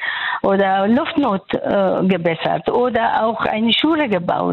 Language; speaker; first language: German; non-native, fluent; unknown